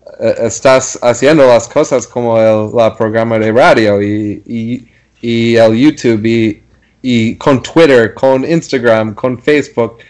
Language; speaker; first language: Spanish; non-native, learner; English